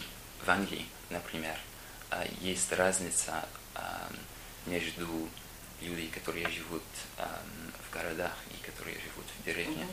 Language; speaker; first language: Russian; non-native, learner; English